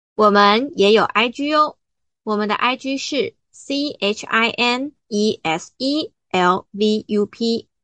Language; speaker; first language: Chinese; native; Chinese